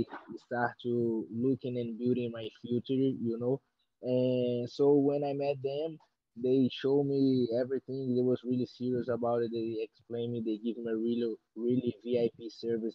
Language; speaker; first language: English; non-native, fluent; Portuguese